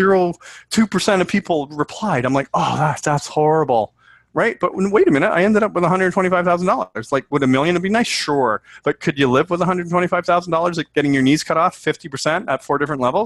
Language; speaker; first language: English; native; English